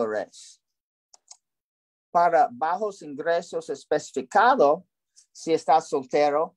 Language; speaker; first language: Spanish; non-native, learner; English